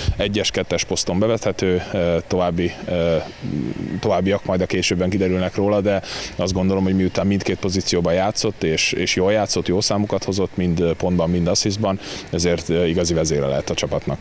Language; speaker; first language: Hungarian; native; Hungarian